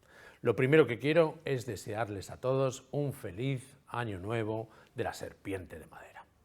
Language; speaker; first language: Spanish; native; Spanish